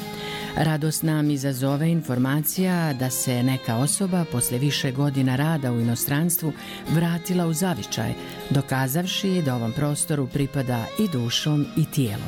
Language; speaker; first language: Serbian; native; Serbian